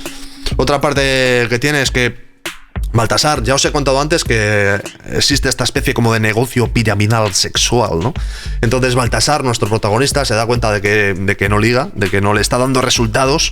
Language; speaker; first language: Spanish; native; Spanish